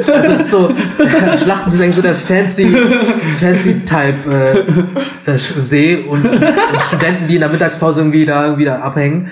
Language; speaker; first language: German; native; German